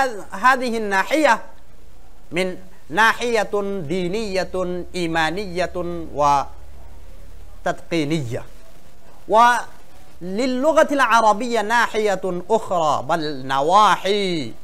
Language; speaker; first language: Arabic; non-native, fluent; Bangla